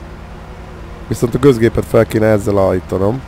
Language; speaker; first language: Hungarian; native; Hungarian